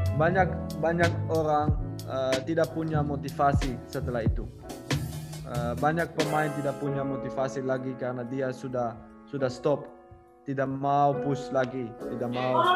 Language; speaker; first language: Indonesian; non-native, learner; Dutch